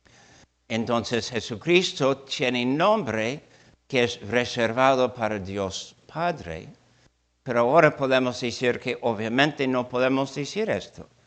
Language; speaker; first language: Spanish; non-native, fluent; English